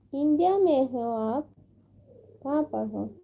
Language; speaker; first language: Hindi; non-native, learner; Bangla